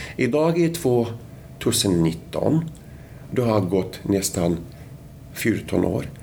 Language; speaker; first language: Swedish; non-native, fluent; Arabic